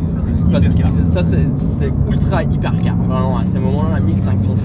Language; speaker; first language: French; non-native, fluent; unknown